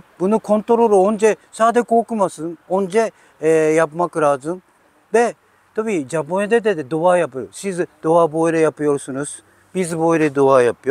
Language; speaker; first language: Turkish; non-native, learner; Japanese